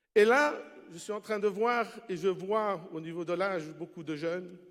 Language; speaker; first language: French; non-native, local second language; Arabic